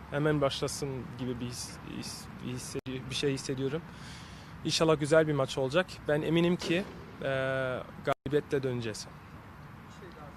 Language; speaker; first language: Turkish; early bilingual, heritage; Turkish